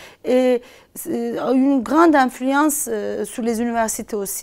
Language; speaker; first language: French; non-native, fluent; Turkish